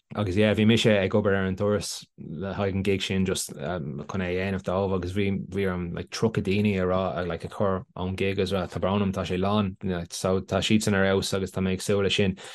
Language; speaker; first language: Irish; non-native, local second language; English